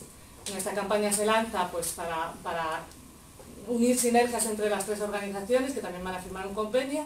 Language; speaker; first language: Spanish; native; Spanish